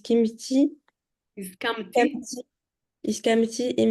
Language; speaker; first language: Hebrew; non-native, learner; French